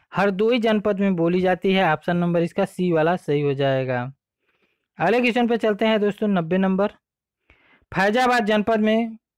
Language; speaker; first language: Hindi; native; Hindi